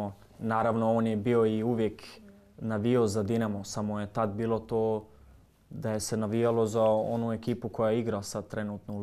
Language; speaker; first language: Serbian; early bilingual, heritage; Croatian